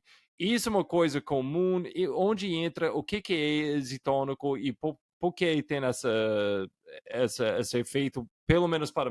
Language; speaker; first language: Portuguese; non-native, fluent; English